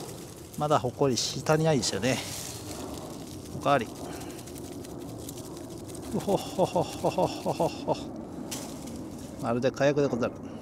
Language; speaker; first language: Japanese; native; Japanese